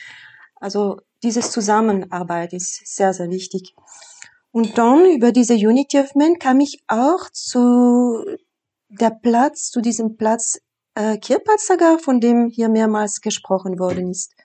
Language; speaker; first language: German; non-native, fluent; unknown